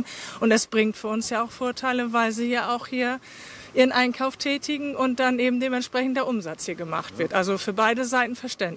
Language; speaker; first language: German; native; German